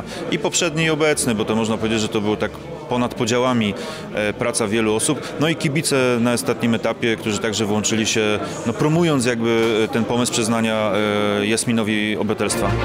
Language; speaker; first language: Polish; native; Polish